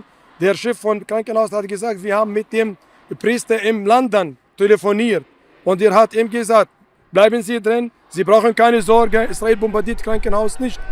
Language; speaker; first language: German; non-native, fluent; Arabic